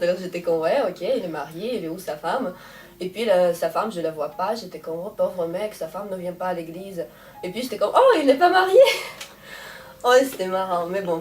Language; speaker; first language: French; non-native, fluent; Russian